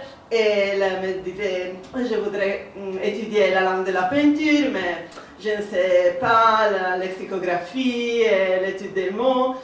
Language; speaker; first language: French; non-native, fluent; Italian